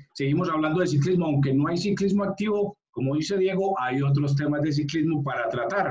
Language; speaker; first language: Spanish; native; Spanish